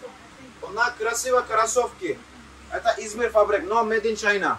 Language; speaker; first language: Russian; non-native, learner; Turkish